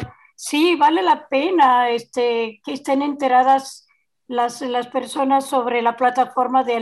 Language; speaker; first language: Spanish; native; Spanish